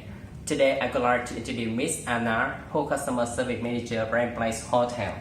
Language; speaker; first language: English; non-native, learner; Vietnamese